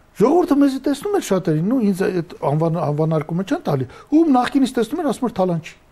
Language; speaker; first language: Armenian; native; Armenian